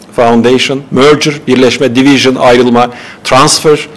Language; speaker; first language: English; non-native, fluent; Turkish